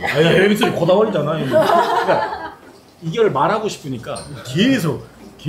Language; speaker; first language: Korean; native; Korean